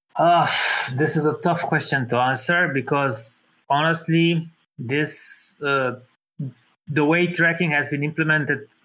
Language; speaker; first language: English; non-native, fluent; Romanian